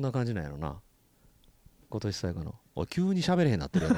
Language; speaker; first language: Japanese; native; Japanese